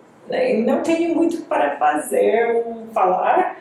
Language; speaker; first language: Portuguese; non-native, fluent; English